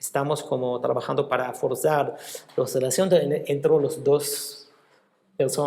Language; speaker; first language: Spanish; non-native, fluent; Hebrew